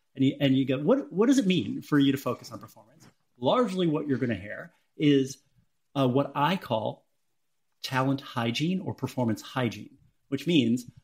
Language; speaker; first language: English; native; English